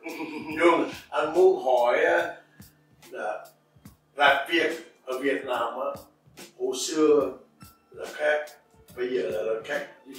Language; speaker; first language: Vietnamese; early bilingual, heritage; English